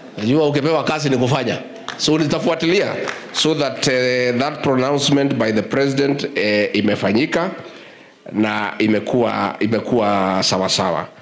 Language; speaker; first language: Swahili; non-native, local second language; Kikuyu